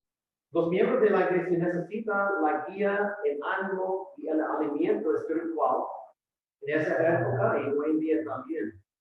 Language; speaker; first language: Spanish; non-native, fluent; English